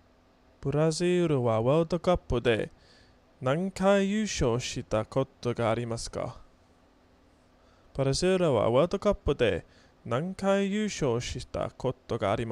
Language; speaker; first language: Japanese; non-native, learner; English